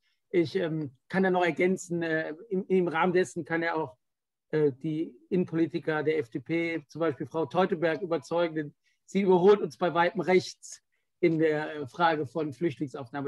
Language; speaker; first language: German; native; German